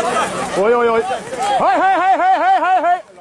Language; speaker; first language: Norwegian; native; Norwegian